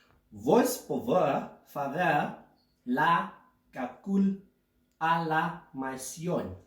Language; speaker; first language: French; non-native, learner; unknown